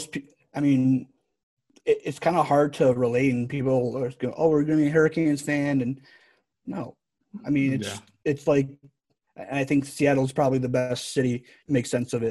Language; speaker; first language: English; native; English